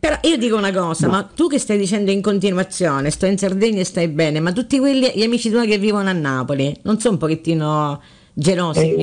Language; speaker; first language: Italian; native; Italian